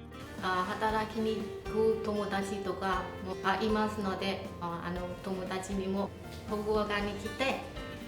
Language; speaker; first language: Japanese; non-native, fluent; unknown